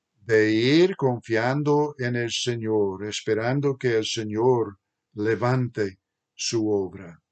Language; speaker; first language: Spanish; non-native, fluent; English